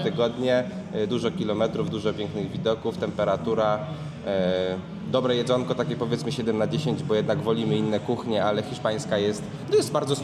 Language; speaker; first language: Polish; native; Polish